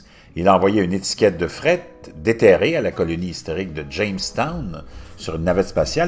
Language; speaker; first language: French; native; French